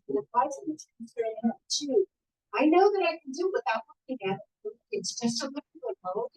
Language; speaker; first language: English; native; English